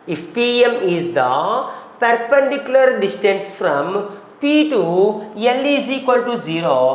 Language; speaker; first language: English; non-native, local second language; Telugu